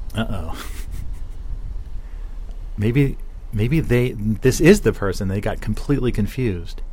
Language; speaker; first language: English; native; English